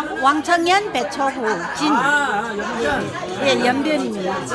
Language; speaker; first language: Korean; early bilingual, heritage; Korean